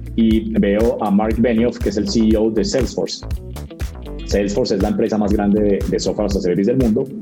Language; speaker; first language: Spanish; native; Spanish